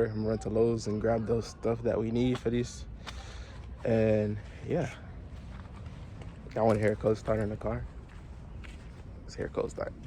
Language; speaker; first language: English; native; English